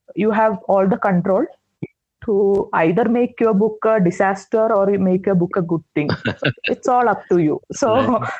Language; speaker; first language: English; non-native, local second language; Malayalam